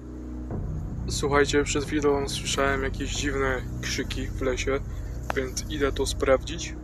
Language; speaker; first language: Polish; native; Polish